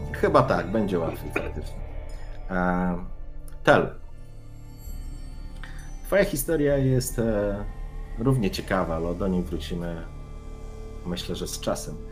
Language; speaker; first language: Polish; native; Polish